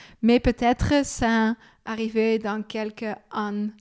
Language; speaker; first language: French; non-native, learner; Dutch